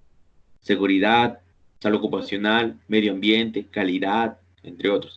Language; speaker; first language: Spanish; native; Spanish